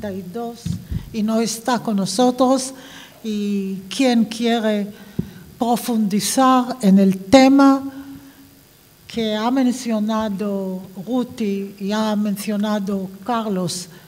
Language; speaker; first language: Spanish; non-native, fluent; Hebrew